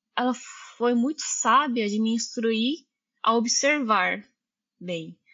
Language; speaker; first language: Portuguese; early bilingual, heritage; Japanese